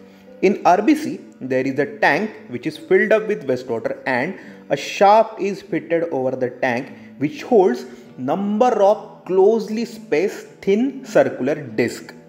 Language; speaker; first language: English; non-native, local second language; Hindi